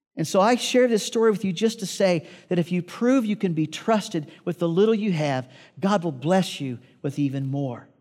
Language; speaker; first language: English; native; English